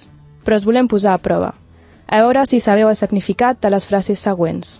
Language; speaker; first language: Catalan; non-native, learner; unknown